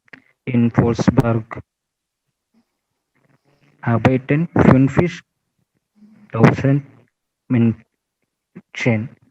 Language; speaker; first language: German; non-native, learner; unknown